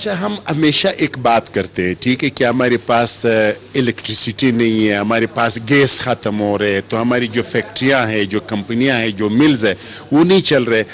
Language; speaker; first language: Urdu; non-native, local second language; Pashto